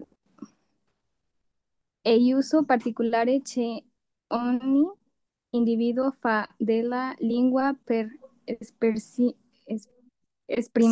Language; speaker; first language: Italian; non-native, learner; Spanish